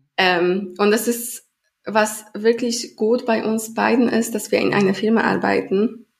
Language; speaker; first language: German; non-native, fluent; Polish